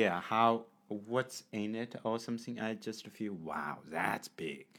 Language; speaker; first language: English; non-native, learner; Chinese